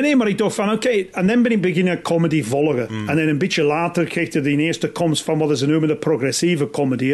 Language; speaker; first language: Dutch; non-native, fluent; English